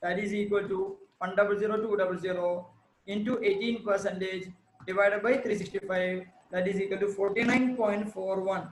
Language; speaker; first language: English; non-native, local second language; Malayalam